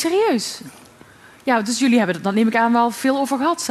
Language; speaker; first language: Dutch; native; Dutch